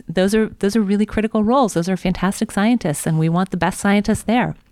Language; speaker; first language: English; native; English